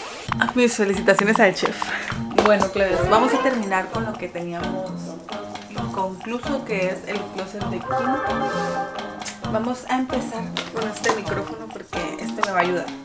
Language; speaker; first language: Spanish; native; Spanish